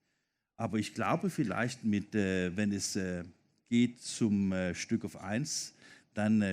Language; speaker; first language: German; non-native, fluent; Danish